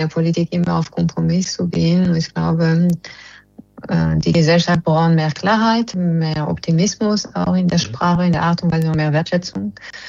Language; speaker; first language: German; non-native, fluent; French